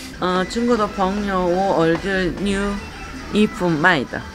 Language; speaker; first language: Chinese; non-native, learner; Korean